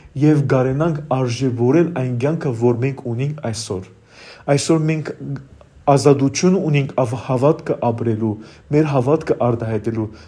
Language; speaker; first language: Armenian; native; Armenian